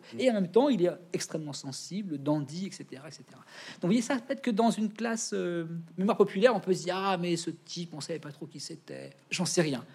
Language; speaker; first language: French; native; French